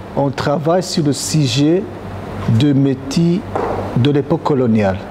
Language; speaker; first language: French; non-native, local second language; Rundi